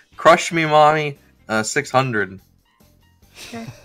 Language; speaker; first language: English; native; English